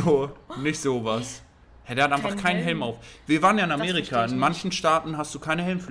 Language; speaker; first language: German; native; German